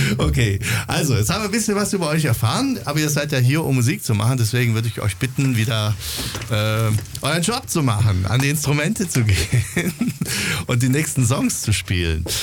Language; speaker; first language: German; native; German